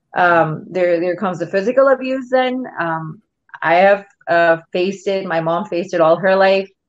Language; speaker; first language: English; non-native, local second language; Urdu